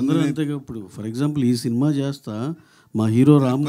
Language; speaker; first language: Telugu; native; Telugu